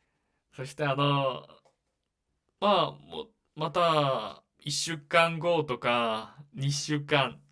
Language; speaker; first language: Japanese; non-native, learner; Korean